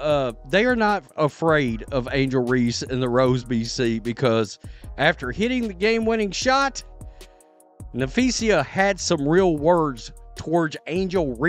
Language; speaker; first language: English; native; English